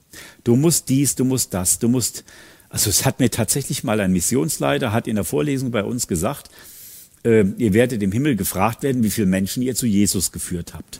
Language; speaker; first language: German; native; German